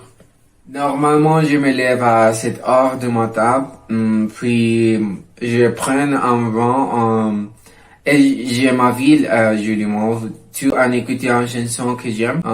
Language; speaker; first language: French; non-native, learner; Spanish